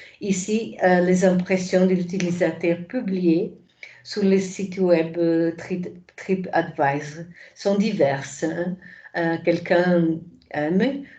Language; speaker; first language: French; non-native, fluent; Portuguese